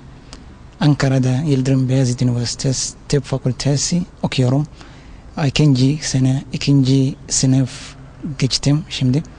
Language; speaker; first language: Turkish; non-native, learner; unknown